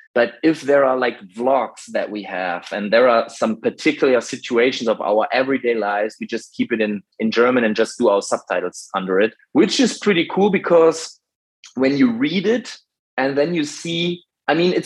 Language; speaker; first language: English; non-native, fluent; German